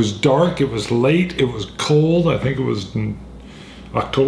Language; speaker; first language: English; native; English